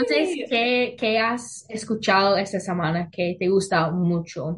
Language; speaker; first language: Spanish; non-native, learner; English